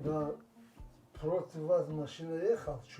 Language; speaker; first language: Russian; non-native, local second language; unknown